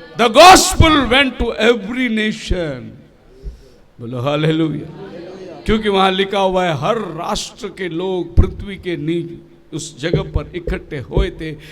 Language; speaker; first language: Hindi; non-native, local second language; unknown